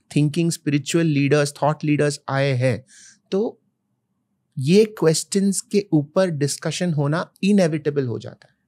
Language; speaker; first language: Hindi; non-native, local second language; Malayalam